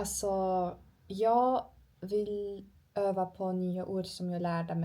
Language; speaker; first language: Swedish; non-native, learner; Turkish